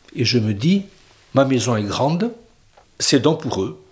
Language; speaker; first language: French; native; French